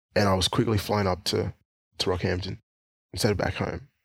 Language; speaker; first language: English; non-native, local second language; Swahili